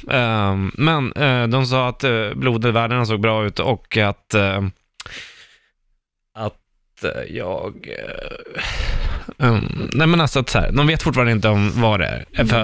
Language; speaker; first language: Swedish; early bilingual, other home language; Spanish